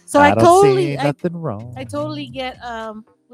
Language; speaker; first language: English; early bilingual, other home language; Spanish